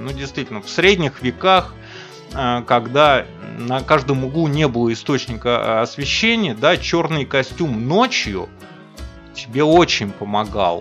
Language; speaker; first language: Russian; native; Russian